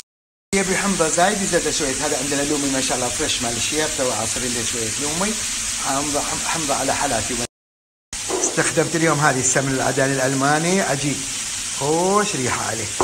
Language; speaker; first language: Arabic; native; Arabic